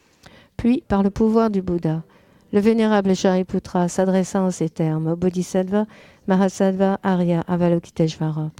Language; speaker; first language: French; native; French